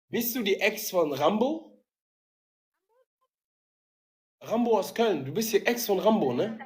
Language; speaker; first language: German; native; German